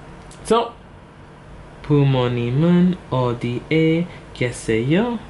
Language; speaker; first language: Korean; non-native, learner; English